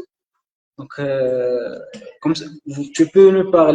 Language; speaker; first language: French; non-native, local second language; Arabic